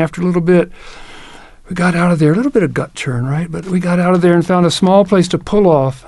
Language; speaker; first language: English; native; English